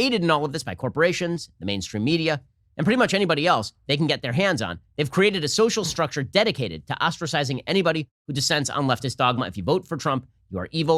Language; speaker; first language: English; native; English